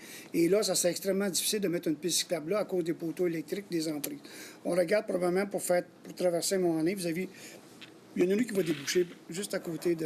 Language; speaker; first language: French; native; French